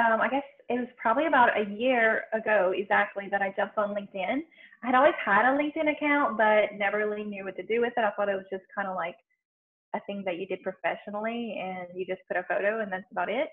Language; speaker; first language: English; native; English